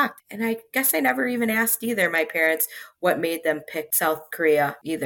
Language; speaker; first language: English; native; English